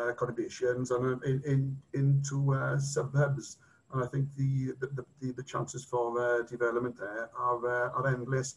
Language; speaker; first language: English; native; English